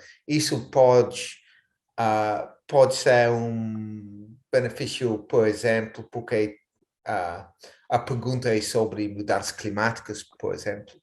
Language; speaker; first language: Portuguese; non-native, fluent; English